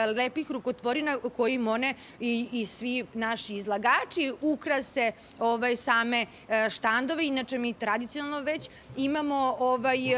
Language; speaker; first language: Serbian; native; Serbian